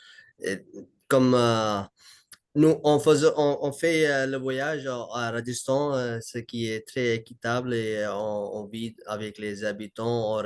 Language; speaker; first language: French; non-native, learner; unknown